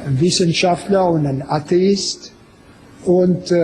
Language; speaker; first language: German; non-native, fluent; French